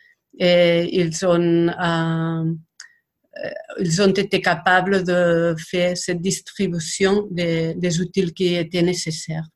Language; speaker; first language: French; non-native, fluent; Spanish